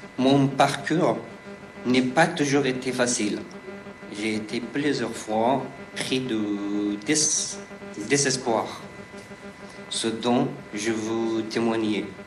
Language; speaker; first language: French; non-native, fluent; Persian